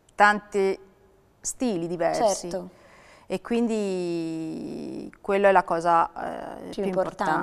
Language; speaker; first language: Italian; native; Italian